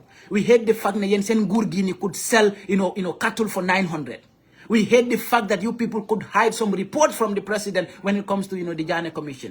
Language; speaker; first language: English; non-native, local second language; Wolof